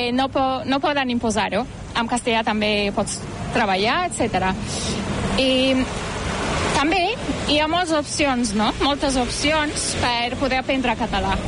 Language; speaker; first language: Catalan; non-native, fluent; Turkish